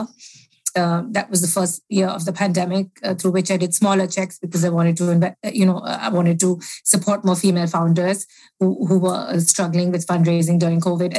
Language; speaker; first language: English; non-native, local second language; Hindi